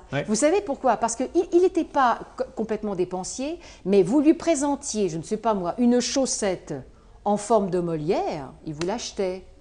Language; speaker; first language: French; native; French